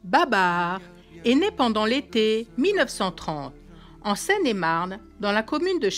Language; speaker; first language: French; native; French